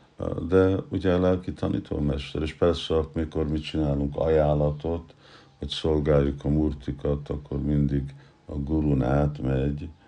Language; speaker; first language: Hungarian; non-native, learner; English